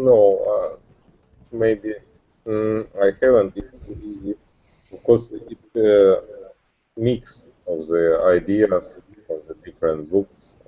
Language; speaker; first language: English; non-native, learner; Russian